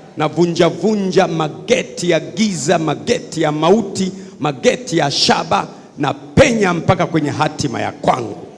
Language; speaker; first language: Swahili; native; Swahili